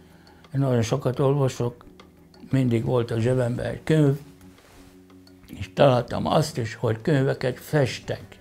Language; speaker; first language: Hungarian; non-native, fluent; Arabic